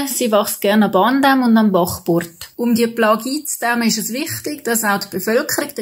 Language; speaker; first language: German; native; German